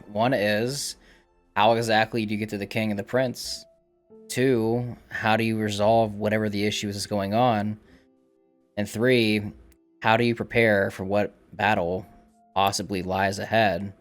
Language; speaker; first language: English; native; English